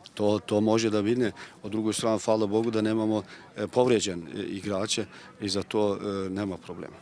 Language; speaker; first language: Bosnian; non-native, learner; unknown